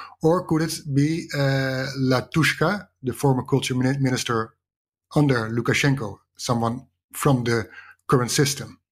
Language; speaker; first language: English; non-native, fluent; Dutch